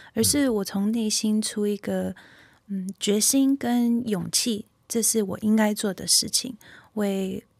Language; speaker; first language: Chinese; early bilingual, heritage; Chinese